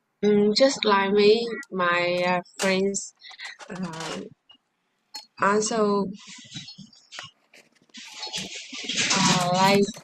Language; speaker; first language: English; non-native, learner; Vietnamese